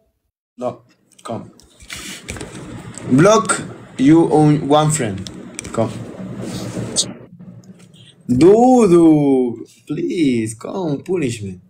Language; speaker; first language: English; non-native, learner; Spanish